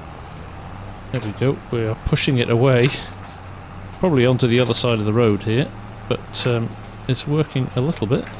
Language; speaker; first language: English; native; English